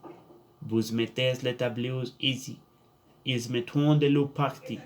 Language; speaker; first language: French; non-native, learner; Spanish